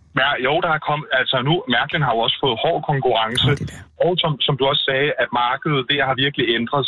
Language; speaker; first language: Danish; native; Danish